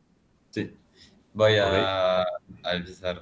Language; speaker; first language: Spanish; non-native, learner; French